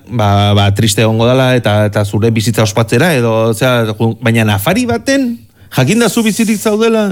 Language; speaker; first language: Basque; native; Basque